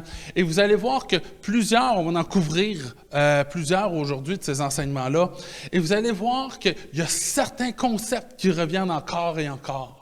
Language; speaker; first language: French; native; French